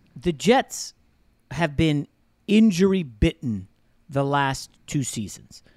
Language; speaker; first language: English; native; English